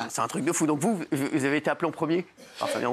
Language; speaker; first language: French; native; French